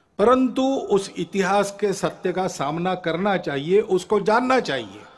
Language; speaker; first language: Hindi; non-native, local second language; Marathi